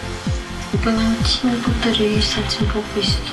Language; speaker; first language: Korean; non-native, learner; Vietnamese